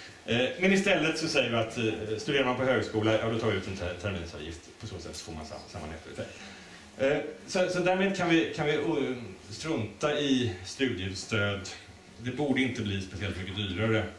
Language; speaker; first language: Swedish; native; Swedish